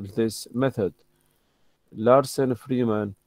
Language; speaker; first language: English; non-native, fluent; Arabic